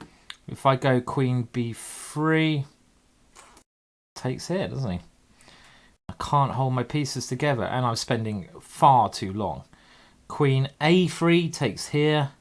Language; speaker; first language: English; native; English